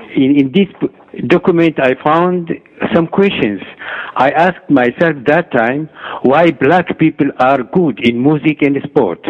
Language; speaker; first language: English; non-native, learner; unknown